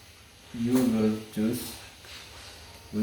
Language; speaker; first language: English; non-native, learner; Indonesian